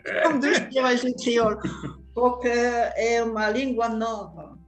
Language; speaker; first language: Portuguese; non-native, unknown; French